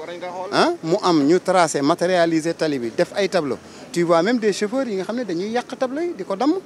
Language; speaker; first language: Wolof; non-native, local second language; Fula